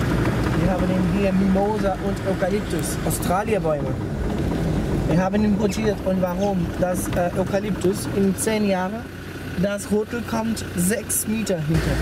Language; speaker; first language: German; non-native, learner; Portuguese